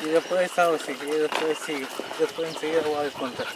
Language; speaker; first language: Spanish; non-native, local second language; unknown